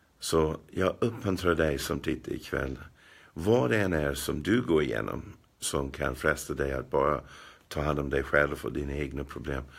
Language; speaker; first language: Swedish; non-native, fluent; English